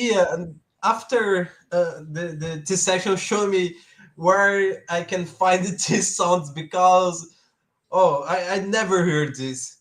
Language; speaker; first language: English; non-native, learner; Portuguese